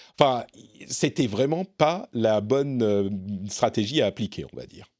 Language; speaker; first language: French; native; French